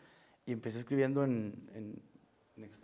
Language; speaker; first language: Spanish; native; Spanish